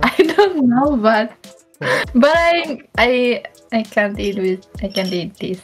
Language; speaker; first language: English; non-native, learner; Japanese